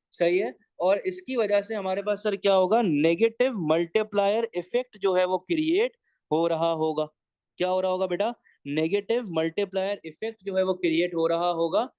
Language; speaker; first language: Urdu; native; Urdu